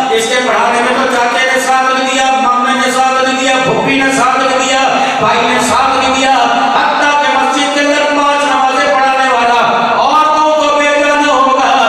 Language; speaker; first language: Urdu; non-native, local second language; Punjabi